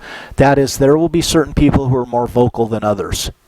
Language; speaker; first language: English; native; English